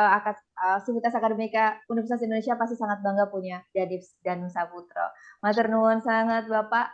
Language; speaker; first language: Indonesian; native; Indonesian